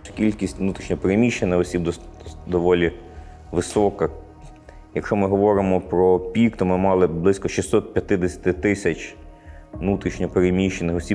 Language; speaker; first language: Ukrainian; native; Ukrainian